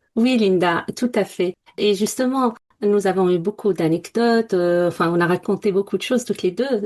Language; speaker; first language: French; non-native, local second language; Arabic